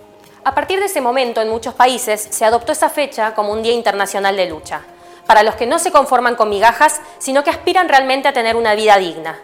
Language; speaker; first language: Spanish; native; Spanish